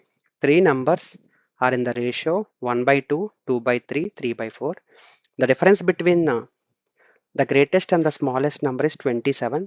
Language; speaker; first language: English; non-native, local second language; Telugu